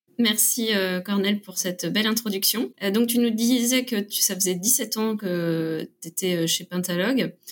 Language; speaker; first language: French; native; French